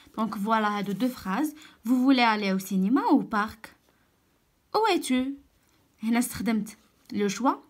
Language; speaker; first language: French; non-native, local second language; Arabic